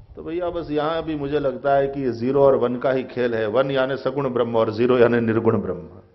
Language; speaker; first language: Hindi; non-native, local second language; Gujarati